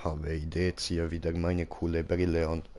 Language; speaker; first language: German; native; German